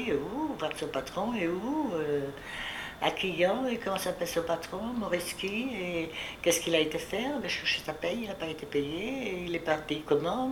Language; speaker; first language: French; early bilingual, other home language; Spanish